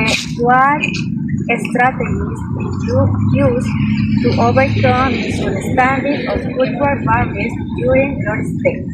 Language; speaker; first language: English; non-native, fluent; Spanish